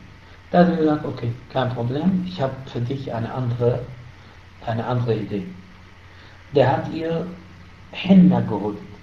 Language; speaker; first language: German; non-native, fluent; Arabic